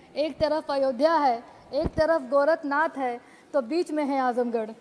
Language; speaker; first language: Hindi; native; Hindi